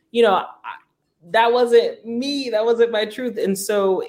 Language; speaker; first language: English; native; English